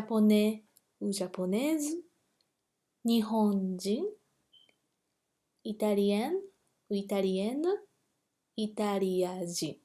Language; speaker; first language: French; non-native, fluent; Japanese